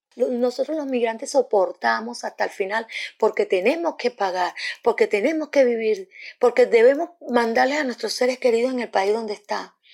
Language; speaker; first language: Spanish; native; Spanish